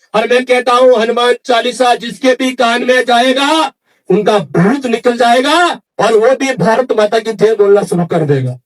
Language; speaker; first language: Hindi; non-native, local second language; Kannada